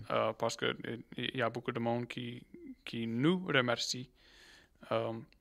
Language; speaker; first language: French; non-native, local second language; English